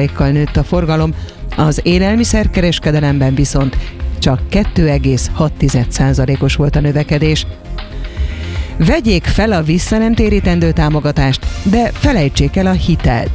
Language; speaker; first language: Hungarian; native; Hungarian